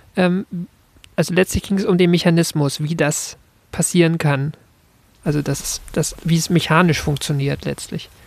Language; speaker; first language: German; native; German